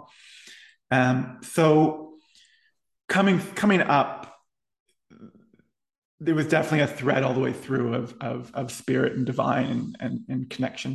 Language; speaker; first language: English; native; English